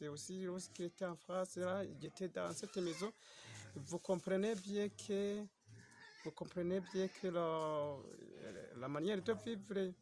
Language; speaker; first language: French; non-native, local second language; Rundi